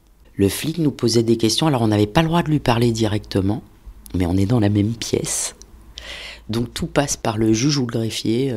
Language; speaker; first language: French; native; French